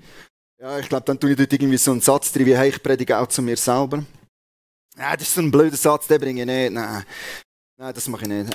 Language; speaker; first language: German; native; German